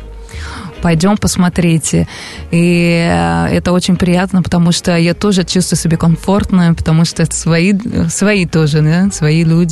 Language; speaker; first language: Russian; non-native, learner; Portuguese